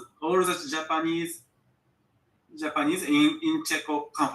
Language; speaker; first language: English; non-native, learner; Japanese